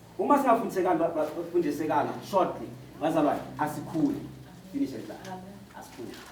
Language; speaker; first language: Zulu; non-native, local second language; Southern Sotho